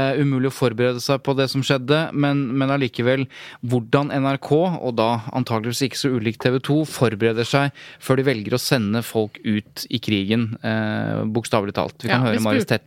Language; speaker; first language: Norwegian; native; Norwegian